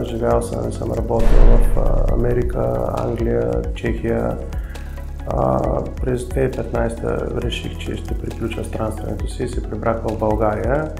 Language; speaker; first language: Bulgarian; native; Bulgarian